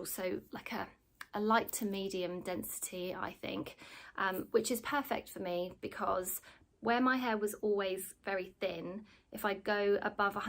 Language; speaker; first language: English; native; English